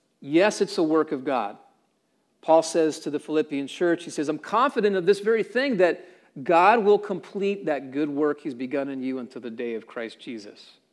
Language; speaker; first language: English; native; English